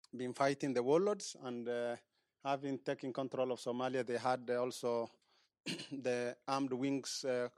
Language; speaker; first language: English; non-native, local second language; Somali